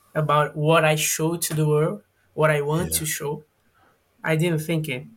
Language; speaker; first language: English; non-native, learner; Portuguese